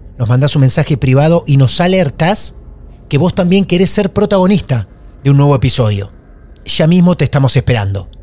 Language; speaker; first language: Spanish; native; Spanish